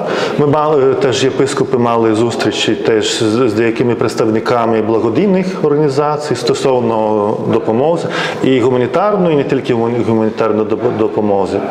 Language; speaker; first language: Ukrainian; non-native, fluent; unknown